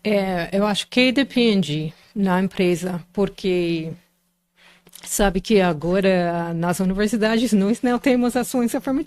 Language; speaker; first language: Portuguese; non-native, fluent; English